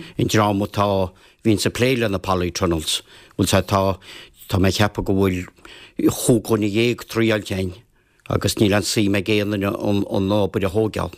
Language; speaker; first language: Irish; native; Irish